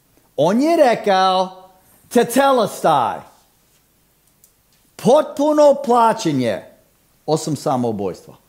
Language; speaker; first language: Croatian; non-native, fluent; English